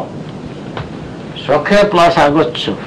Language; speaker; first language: Russian; non-native, learner; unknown